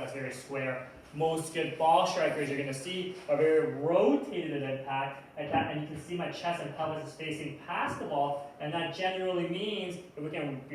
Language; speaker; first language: English; native; English